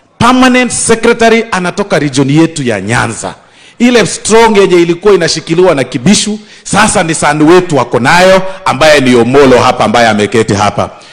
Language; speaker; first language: Swahili; non-native, local second language; Gusii